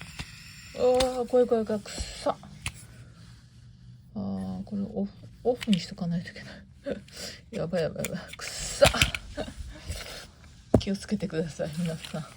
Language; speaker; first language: Japanese; native; Japanese